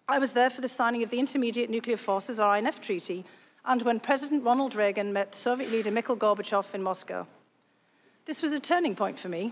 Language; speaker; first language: English; native; English